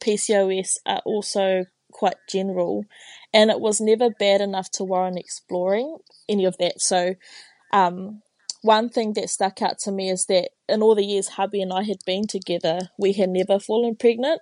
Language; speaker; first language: English; non-native, local second language; Māori